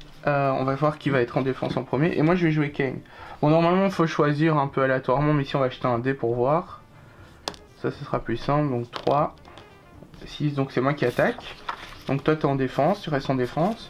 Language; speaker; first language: French; native; French